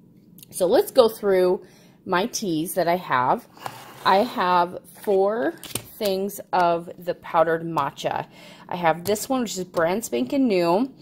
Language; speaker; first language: English; native; English